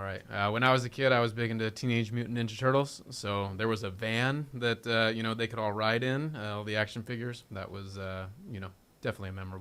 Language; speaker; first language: English; native; English